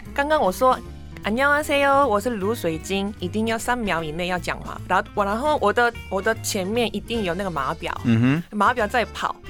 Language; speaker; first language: Chinese; non-native, fluent; Korean